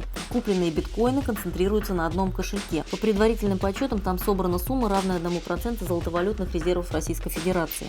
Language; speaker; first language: Russian; native; Russian